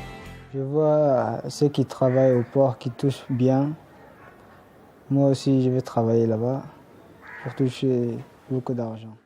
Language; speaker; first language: French; non-native, learner; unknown